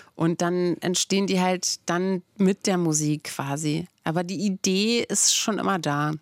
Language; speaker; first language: German; native; German